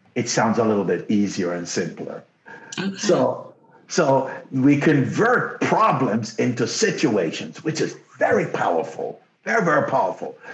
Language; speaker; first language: English; non-native, local second language; Jamaican Creole English